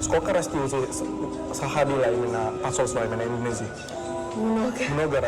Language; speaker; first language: Russian; non-native, learner; Indonesian